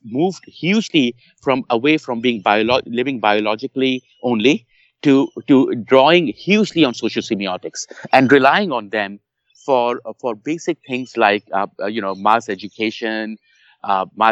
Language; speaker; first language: English; non-native, local second language; Urdu